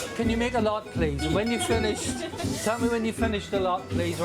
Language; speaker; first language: English; native; English